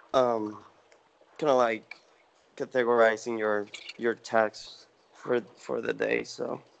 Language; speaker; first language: English; non-native, fluent; Spanish